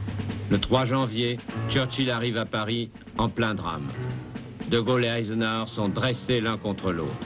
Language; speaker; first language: French; native; French